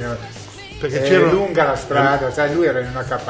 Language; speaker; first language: Italian; native; Italian